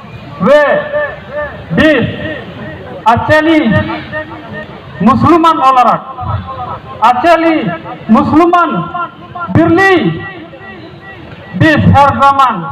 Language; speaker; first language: Turkish; non-native, learner; Indonesian